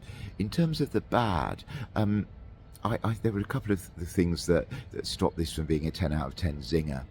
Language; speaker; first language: English; native; English